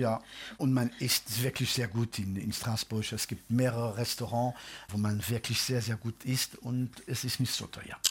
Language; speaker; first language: German; non-native, fluent; French